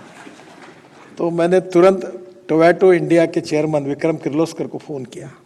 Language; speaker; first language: Hindi; non-native, local second language; Marathi